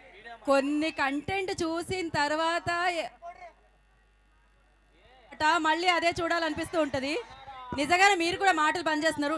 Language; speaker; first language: Telugu; native; Telugu